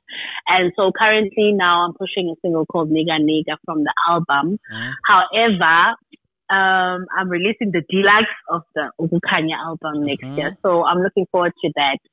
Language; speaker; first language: English; non-native, local second language; Xhosa